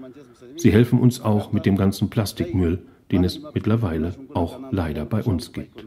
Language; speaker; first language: German; native; German